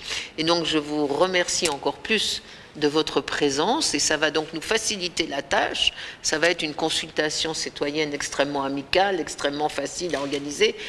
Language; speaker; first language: French; native; French